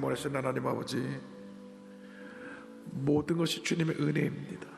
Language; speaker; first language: Korean; native; Korean